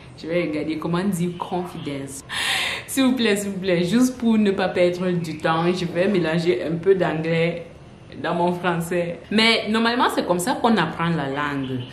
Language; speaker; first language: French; non-native, local second language; English